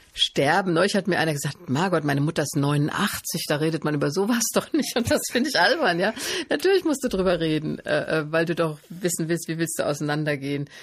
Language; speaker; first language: German; native; German